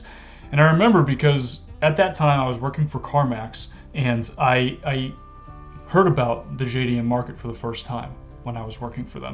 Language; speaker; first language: English; native; English